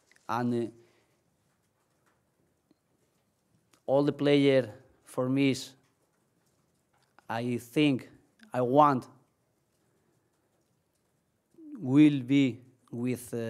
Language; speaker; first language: English; non-native, learner; Spanish